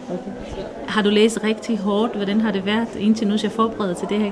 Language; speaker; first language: Danish; native; Danish